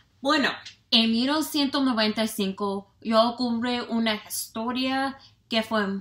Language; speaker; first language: Spanish; non-native, learner; English